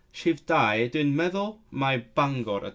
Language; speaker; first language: Welsh; non-native, learner; Cantonese